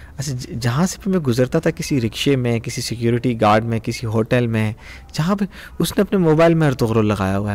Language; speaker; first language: Urdu; native; Urdu